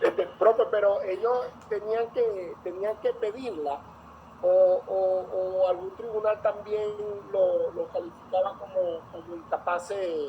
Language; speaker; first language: Spanish; native; Spanish